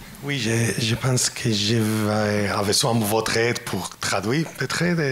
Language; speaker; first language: French; non-native, learner; Spanish